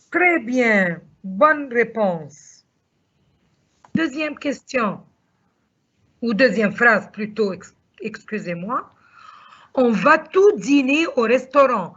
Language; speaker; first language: French; non-native, fluent; Arabic